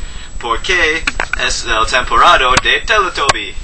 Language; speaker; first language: Spanish; non-native, learner; English